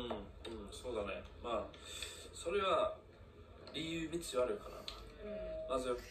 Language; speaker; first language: Japanese; non-native, fluent; English